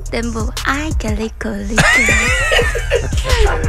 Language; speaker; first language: Spanish; non-native, learner; Korean